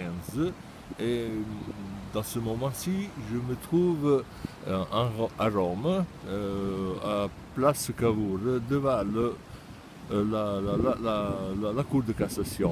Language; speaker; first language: French; non-native, fluent; Italian